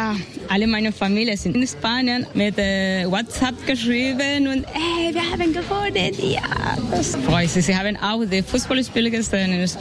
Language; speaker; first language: German; non-native, learner; Spanish